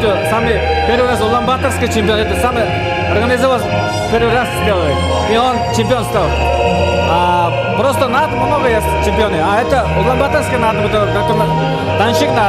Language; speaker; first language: Russian; non-native, learner; Mongolian